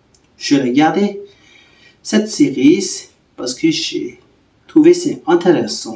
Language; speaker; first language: French; non-native, learner; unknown